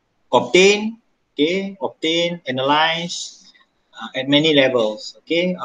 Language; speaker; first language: English; non-native, local second language; Malay